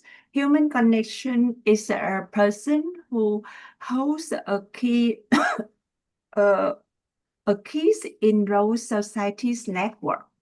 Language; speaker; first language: English; non-native, learner; Vietnamese